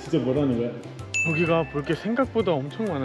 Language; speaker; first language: Korean; native; Korean